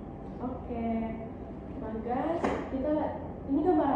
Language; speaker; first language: Indonesian; native; Indonesian